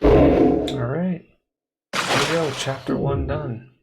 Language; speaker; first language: English; native; English